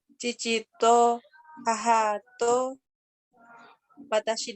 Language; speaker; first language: Japanese; non-native, learner; Indonesian